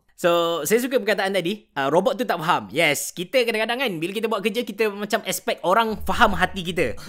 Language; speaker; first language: Malay; native; Malay